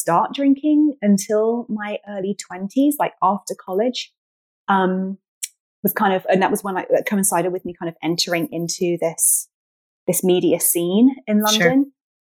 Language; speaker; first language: English; native; English